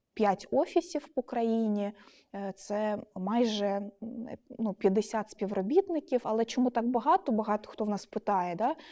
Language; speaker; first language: Ukrainian; non-native, local second language; Russian